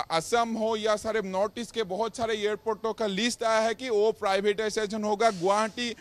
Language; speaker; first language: Hindi; non-native, local second language; Assamese